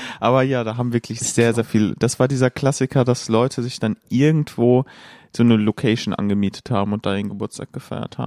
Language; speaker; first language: German; native; German